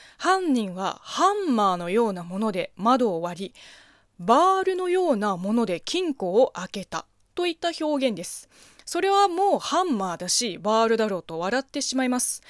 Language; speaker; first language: Japanese; non-native, fluent; Chinese